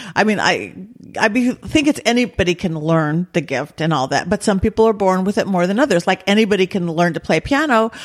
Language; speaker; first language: English; native; English